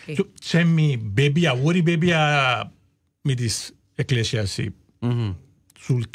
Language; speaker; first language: Georgian; non-native, learner; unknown